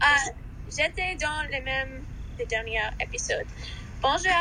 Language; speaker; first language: French; non-native, learner; English